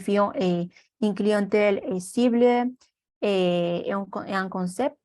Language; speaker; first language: French; non-native, learner; Spanish